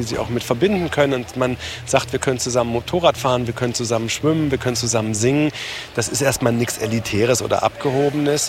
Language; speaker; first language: German; native; German